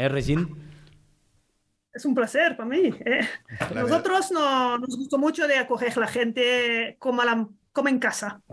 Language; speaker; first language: Spanish; non-native, learner; French